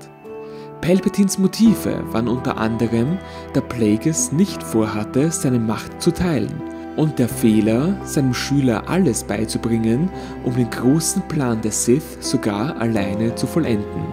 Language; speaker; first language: German; native; German